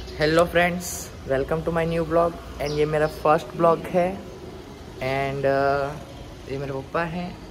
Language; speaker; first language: Hindi; non-native, local second language; Gujarati